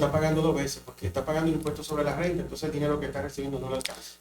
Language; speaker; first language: Spanish; native; Spanish